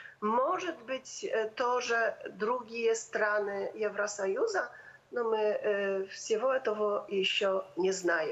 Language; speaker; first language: Russian; non-native, fluent; Polish